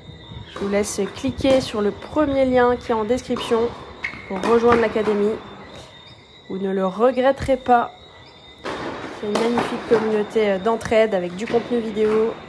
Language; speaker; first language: French; native; French